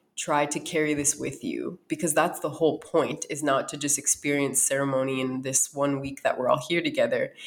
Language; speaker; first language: English; native; English